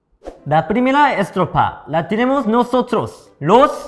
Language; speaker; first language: Spanish; non-native, learner; Korean